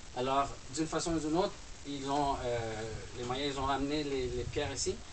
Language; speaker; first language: French; non-native, fluent; Spanish